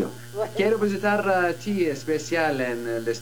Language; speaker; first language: Spanish; non-native, learner; Arabic